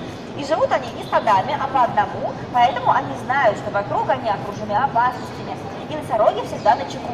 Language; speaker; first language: Russian; native; Russian